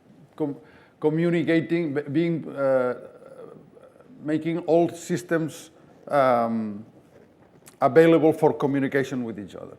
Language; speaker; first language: English; non-native, fluent; Catalan